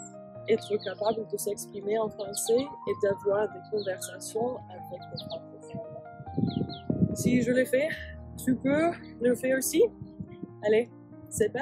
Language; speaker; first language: French; non-native, fluent; English